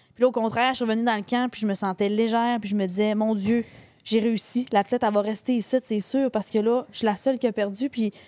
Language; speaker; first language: French; native; French